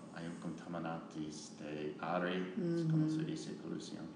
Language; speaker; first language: Spanish; non-native, learner; English